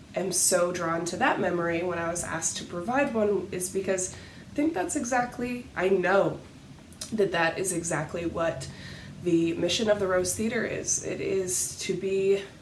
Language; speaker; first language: English; native; English